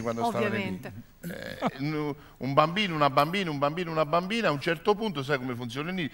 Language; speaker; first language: Italian; native; Italian